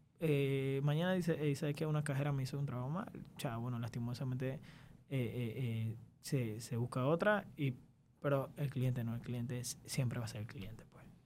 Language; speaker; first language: Spanish; early bilingual, other home language; Chinese